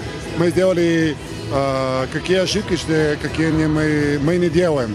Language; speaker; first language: Russian; non-native, learner; Bulgarian